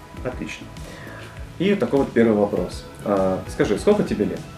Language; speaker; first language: Russian; native; Russian